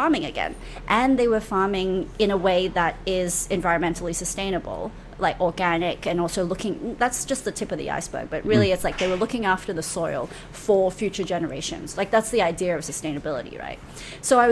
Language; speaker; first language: English; native; English